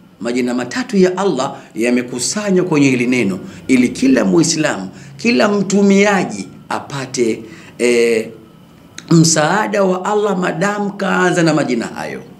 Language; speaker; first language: Swahili; native; Swahili